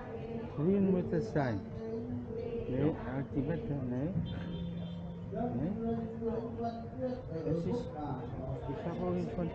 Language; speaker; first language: German; non-native, fluent; Vietnamese